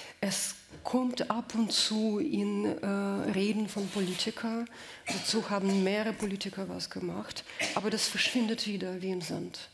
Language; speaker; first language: German; non-native, fluent; Russian